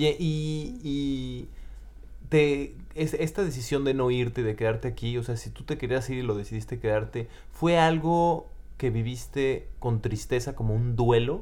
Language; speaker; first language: Spanish; native; Spanish